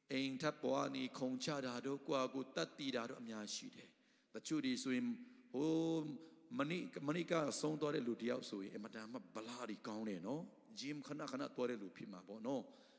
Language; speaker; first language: Burmese; non-native, local second language; Tedim Chin